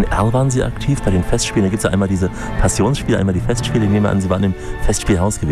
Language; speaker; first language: German; native; German